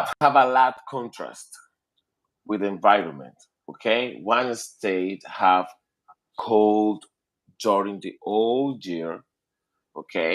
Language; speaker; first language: English; non-native, learner; Spanish